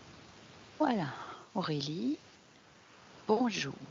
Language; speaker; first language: French; native; French